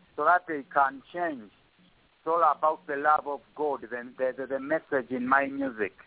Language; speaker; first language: English; non-native, local second language; Ganda